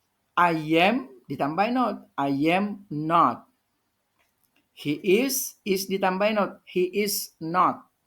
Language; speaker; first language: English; non-native, fluent; Indonesian